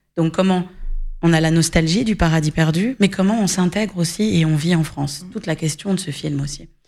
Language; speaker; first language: French; native; French